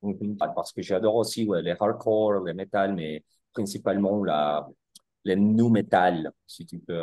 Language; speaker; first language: French; non-native, learner; Spanish